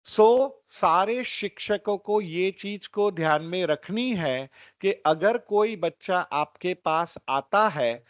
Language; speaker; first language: Hindi; non-native, local second language; Gujarati